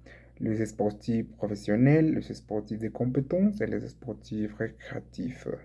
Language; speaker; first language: French; non-native, learner; Spanish